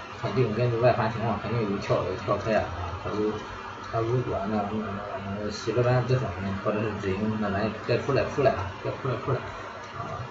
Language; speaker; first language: Chinese; native; Chinese